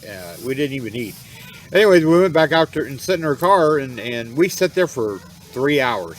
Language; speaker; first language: English; native; English